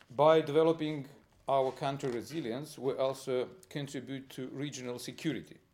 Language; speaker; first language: English; non-native, fluent; Romanian